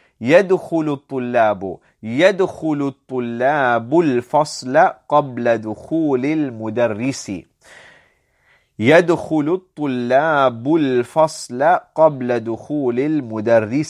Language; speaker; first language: Arabic; non-native, fluent; English